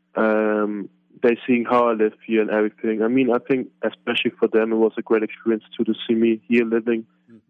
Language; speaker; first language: English; non-native, fluent; German